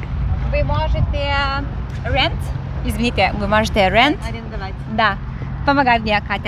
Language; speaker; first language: Russian; non-native, learner; Lithuanian